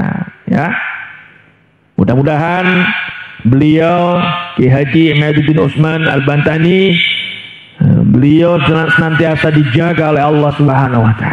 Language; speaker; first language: Indonesian; native; Indonesian